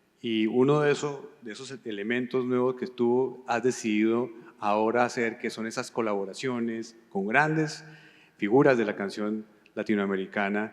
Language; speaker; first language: Spanish; native; Spanish